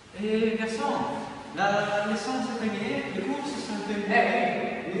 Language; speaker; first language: French; non-native, learner; Italian